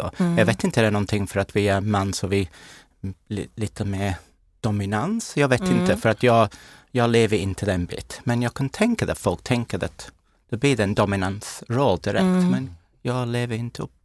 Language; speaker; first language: Swedish; non-native, learner; English